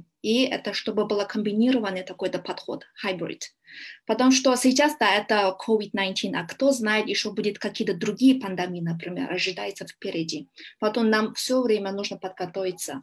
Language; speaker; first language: Russian; non-native, learner; Kyrgyz